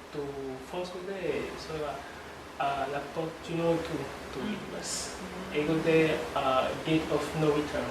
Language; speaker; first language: Japanese; non-native, learner; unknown